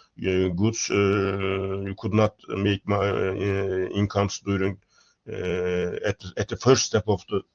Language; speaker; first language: English; non-native, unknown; Turkish